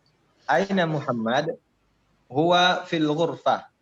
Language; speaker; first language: Arabic; non-native, learner; Indonesian